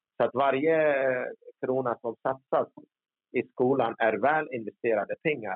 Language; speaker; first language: Swedish; early bilingual, other home language; Turoyo